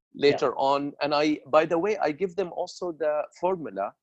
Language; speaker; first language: English; non-native, fluent; Arabic